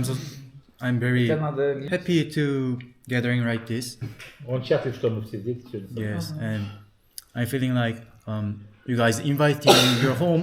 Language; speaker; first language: English; non-native, learner; Korean